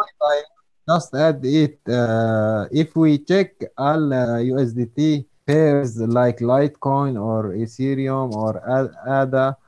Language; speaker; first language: English; non-native, learner; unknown